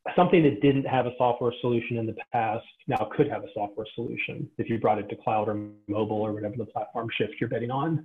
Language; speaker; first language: English; native; English